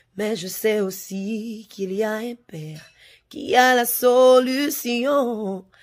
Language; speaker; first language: French; non-native, local second language; Lingala